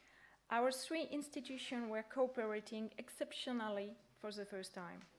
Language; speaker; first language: English; non-native, fluent; French